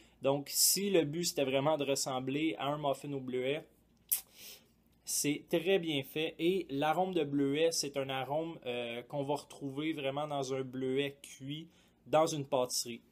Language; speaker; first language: French; native; French